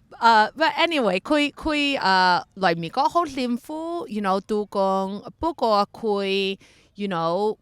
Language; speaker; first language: Cantonese; early bilingual, heritage; Cantonese